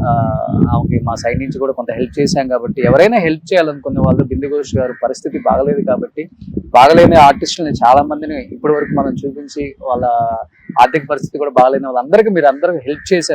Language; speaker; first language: Telugu; native; Telugu